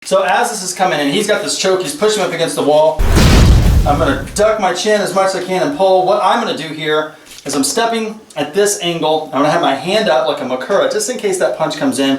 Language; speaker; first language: English; native; English